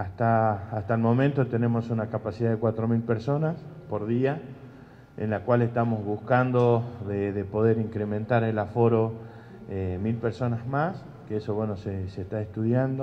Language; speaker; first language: Spanish; native; Spanish